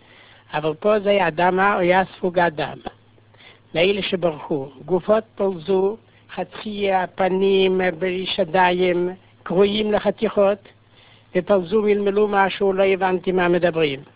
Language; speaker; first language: Hebrew; non-native, fluent; Yiddish